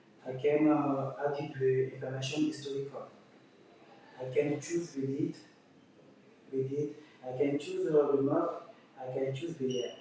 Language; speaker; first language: English; non-native, learner; French